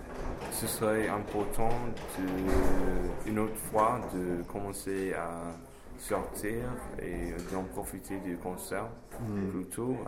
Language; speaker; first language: French; non-native, fluent; English